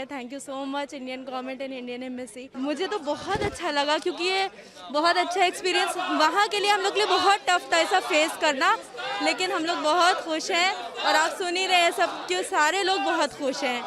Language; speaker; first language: Hindi; native; Hindi